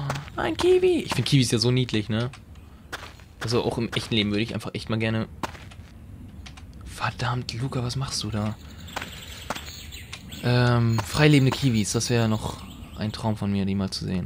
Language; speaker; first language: German; native; German